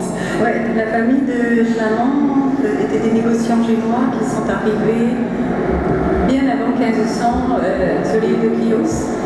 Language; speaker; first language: French; early bilingual, heritage; French